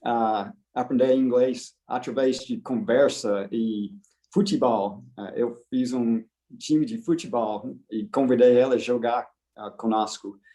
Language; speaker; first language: Portuguese; non-native, fluent; English